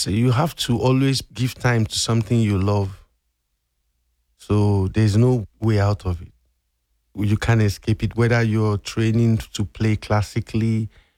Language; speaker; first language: English; non-native, local second language; Igbo